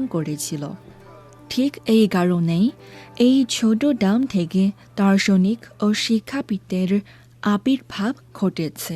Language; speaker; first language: Bangla; non-native, fluent; Chinese